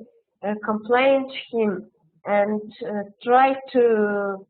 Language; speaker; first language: English; non-native, learner; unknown